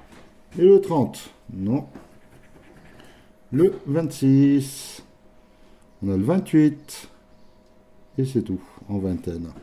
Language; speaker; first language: French; native; French